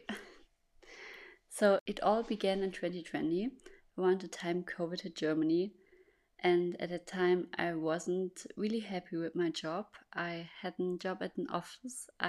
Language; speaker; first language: English; non-native, fluent; German